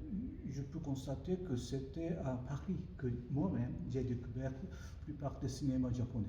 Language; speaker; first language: French; non-native, learner; Japanese